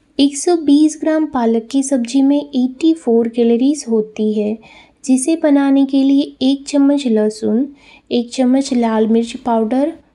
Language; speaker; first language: Hindi; non-native, local second language; Gujarati